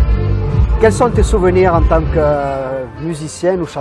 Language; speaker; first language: French; native; French